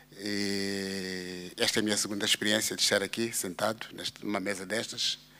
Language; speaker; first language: Portuguese; non-native, local second language; Tsonga